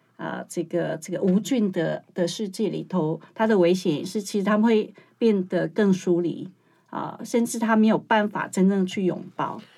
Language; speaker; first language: Chinese; native; Chinese